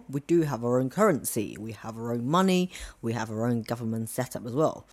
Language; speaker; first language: English; non-native, local second language; Cantonese